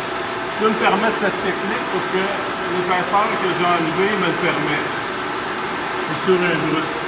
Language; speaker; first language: French; native; French